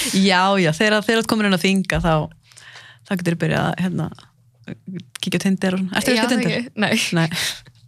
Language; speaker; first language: Icelandic; early bilingual, other home language; Arabic